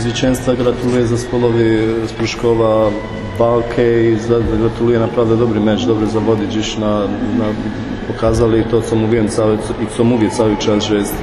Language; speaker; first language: Polish; non-native, fluent; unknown